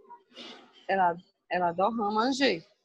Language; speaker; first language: French; non-native, learner; Portuguese